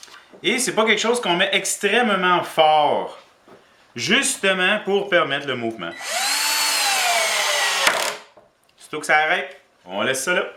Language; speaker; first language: French; native; French